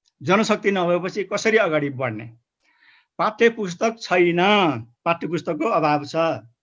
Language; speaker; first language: Nepali; non-native, local second language; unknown